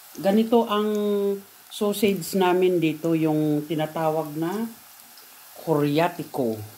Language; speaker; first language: Filipino; non-native, local second language; Iloko